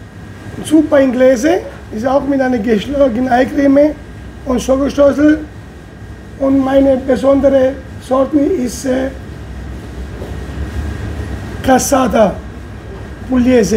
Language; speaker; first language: German; non-native, fluent; Italian